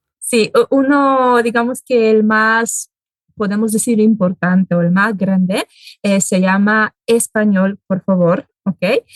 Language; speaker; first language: Spanish; non-native, fluent; Polish